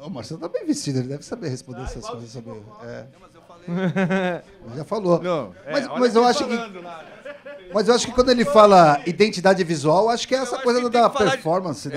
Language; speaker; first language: Portuguese; native; Portuguese